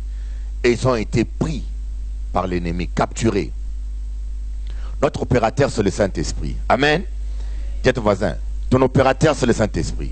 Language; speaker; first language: French; non-native, local second language; Lingala